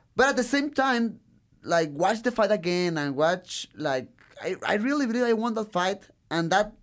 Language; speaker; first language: English; non-native, learner; Spanish